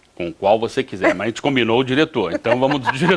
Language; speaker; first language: Portuguese; native; Portuguese